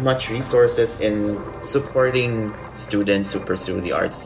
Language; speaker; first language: English; non-native, local second language; Filipino